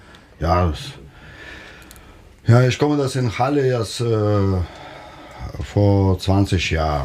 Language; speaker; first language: German; non-native, learner; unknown